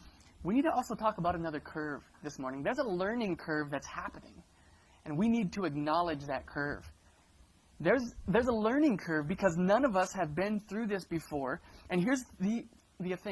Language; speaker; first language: English; native; English